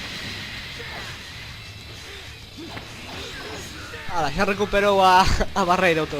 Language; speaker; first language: Galician; non-native, local second language; Spanish